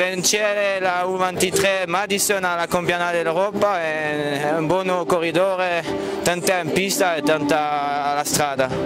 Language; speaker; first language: Italian; non-native, learner; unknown